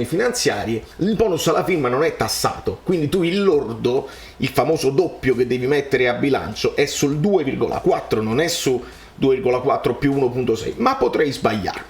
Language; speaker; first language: Italian; native; Italian